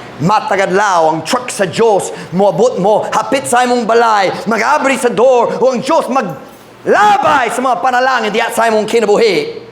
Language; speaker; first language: Cebuano; non-native, fluent; English